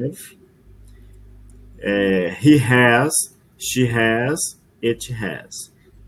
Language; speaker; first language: English; non-native, learner; Portuguese